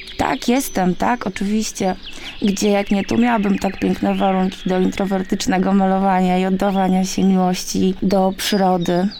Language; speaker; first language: Polish; native; Polish